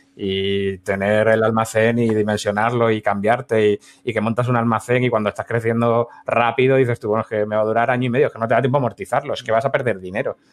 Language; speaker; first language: Spanish; native; Spanish